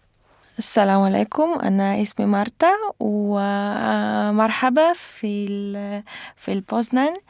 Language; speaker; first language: Arabic; non-native, learner; Polish